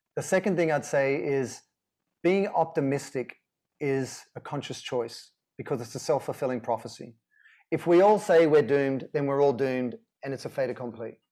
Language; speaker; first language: English; native; English